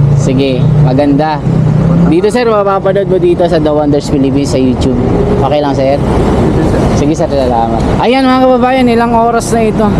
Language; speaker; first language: Filipino; native; Filipino